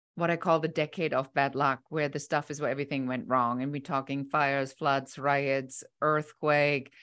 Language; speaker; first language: English; non-native, fluent; German